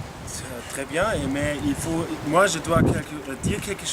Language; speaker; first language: French; non-native, fluent; German